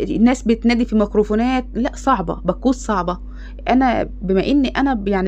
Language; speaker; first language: Arabic; native; Arabic